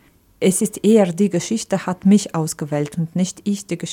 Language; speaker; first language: German; non-native, fluent; Ukrainian